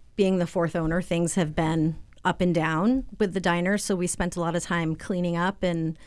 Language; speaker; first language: English; native; English